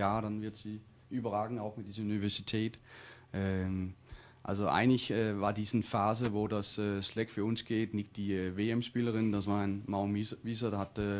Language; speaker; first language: German; non-native, fluent; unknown